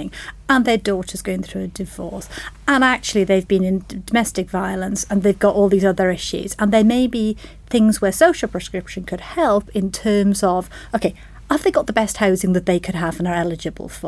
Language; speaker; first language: English; native; English